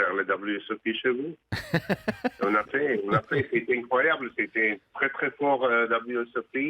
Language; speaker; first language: French; non-native, fluent; Russian